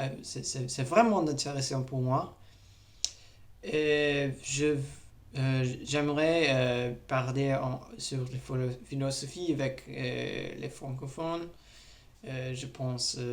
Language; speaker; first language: French; non-native, learner; English